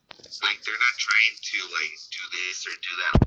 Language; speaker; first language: English; early bilingual, other home language; Spanish